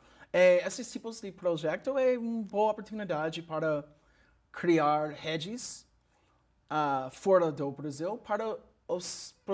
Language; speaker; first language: Portuguese; non-native, learner; English